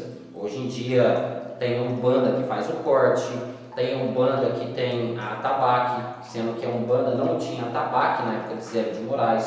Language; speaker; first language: Portuguese; native; Portuguese